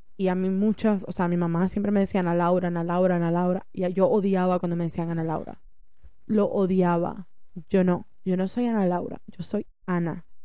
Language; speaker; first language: Spanish; early bilingual, heritage; Spanish